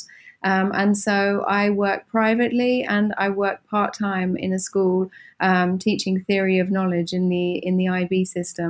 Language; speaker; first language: English; native; English